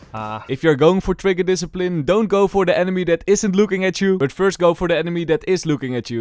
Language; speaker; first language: English; non-native, fluent; Dutch